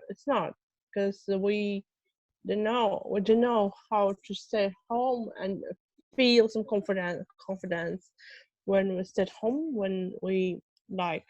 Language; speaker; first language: English; non-native, fluent; Russian